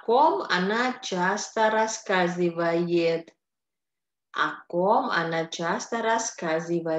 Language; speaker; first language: Russian; non-native, fluent; Indonesian